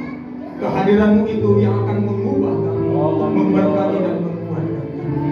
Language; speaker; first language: Indonesian; native; Indonesian